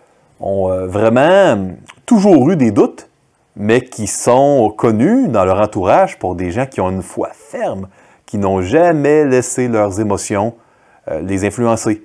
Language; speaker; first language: French; native; French